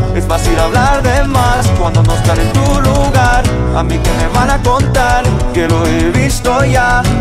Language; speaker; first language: Spanish; early bilingual, heritage; Spanish